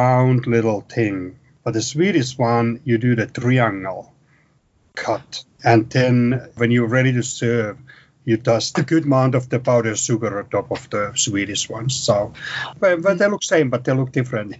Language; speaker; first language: English; non-native, fluent; Finnish